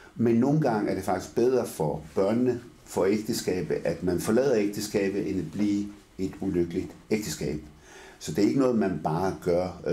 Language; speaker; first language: Danish; early bilingual, other home language; Arabic